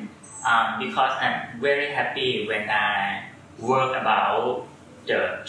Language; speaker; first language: English; non-native, learner; Thai